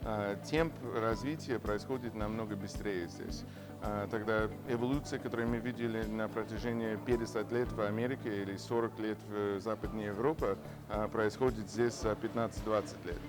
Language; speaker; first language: Russian; non-native, fluent; English